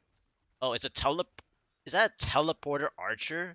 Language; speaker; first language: English; native; English